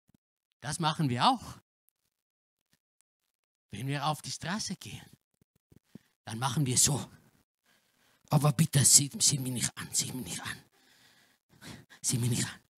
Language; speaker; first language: German; non-native, learner; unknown